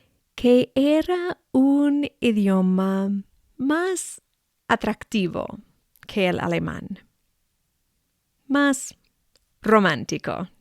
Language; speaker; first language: Spanish; non-native, fluent; English